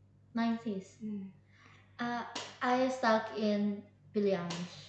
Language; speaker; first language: English; non-native, learner; Indonesian